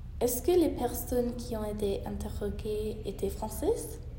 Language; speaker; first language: French; non-native, learner; English